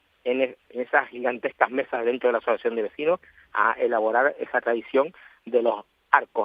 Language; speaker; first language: Spanish; native; Spanish